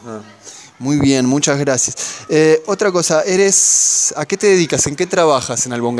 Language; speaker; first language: Spanish; native; Spanish